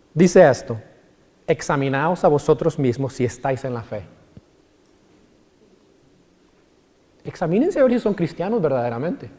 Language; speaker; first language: Spanish; native; Spanish